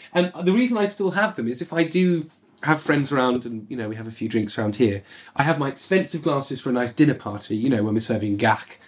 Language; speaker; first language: English; native; English